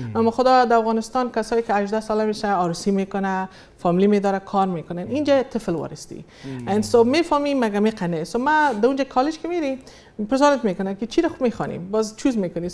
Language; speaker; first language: Persian; early bilingual, heritage; Persian